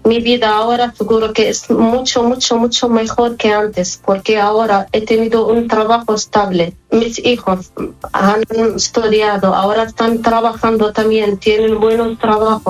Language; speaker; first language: Spanish; non-native, fluent; Arabic